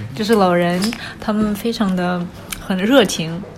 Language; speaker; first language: Chinese; non-native, fluent; Russian